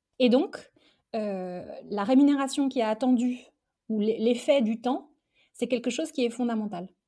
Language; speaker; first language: French; early bilingual, other home language; Arabic